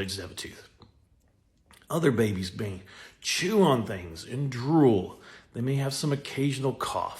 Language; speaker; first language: English; native; English